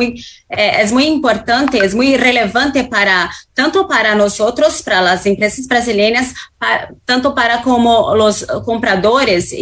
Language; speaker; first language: Spanish; non-native, fluent; Portuguese